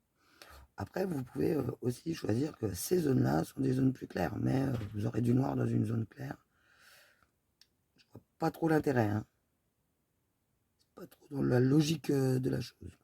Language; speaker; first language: French; native; French